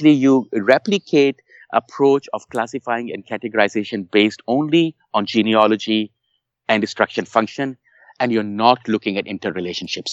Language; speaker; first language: English; non-native, local second language; Urdu